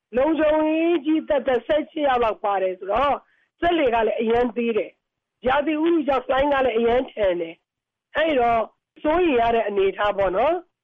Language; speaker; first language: Burmese; native; Burmese